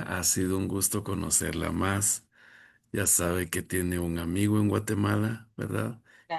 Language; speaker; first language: Spanish; native; Spanish